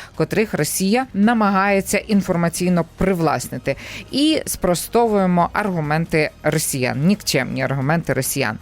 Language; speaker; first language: Ukrainian; native; Ukrainian